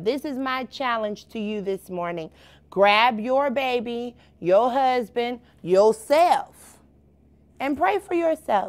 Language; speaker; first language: English; native; English